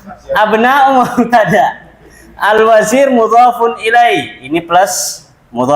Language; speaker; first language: Arabic; non-native, fluent; Indonesian